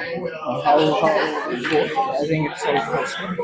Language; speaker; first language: English; non-native, fluent; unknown